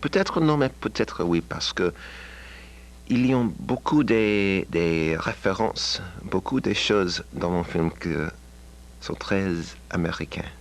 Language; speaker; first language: French; non-native, learner; English